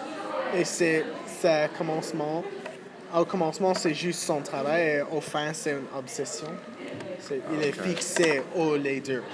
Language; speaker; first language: French; non-native, fluent; English